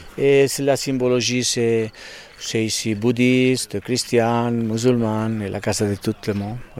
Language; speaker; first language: French; non-native, learner; Spanish